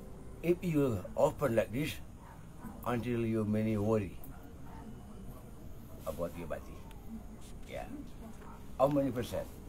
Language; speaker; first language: English; non-native, learner; Balinese